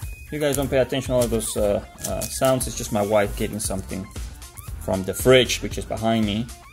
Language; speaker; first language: English; non-native, fluent; Spanish